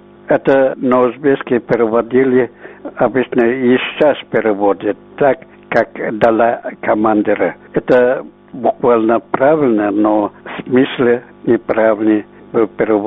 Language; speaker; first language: Russian; non-native, local second language; Uzbek